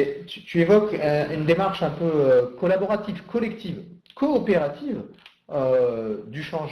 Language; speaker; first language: French; native; French